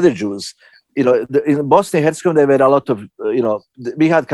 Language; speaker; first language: English; non-native, fluent; Bosnian